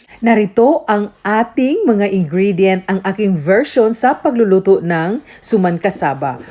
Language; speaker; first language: Filipino; non-native, local second language; Cebuano